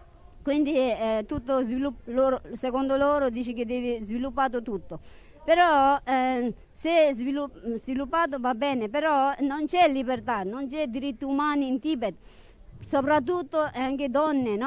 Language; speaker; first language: Italian; non-native, fluent; Tibetan